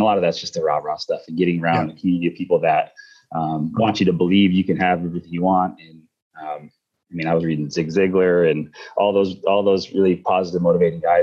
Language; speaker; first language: English; native; English